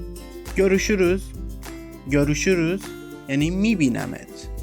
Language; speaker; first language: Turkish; non-native, fluent; Persian